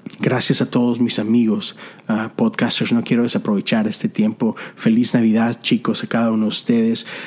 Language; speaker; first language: Spanish; native; Spanish